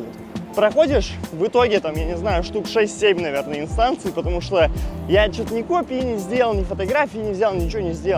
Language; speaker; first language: Russian; native; Russian